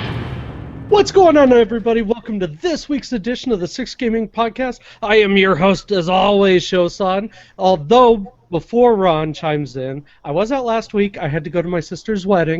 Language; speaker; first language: English; native; English